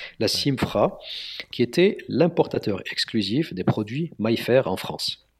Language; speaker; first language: French; non-native, local second language; Arabic